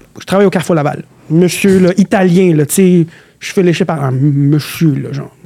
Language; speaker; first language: French; early bilingual, other home language; Arabic